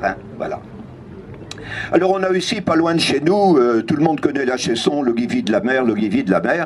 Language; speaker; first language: French; native; French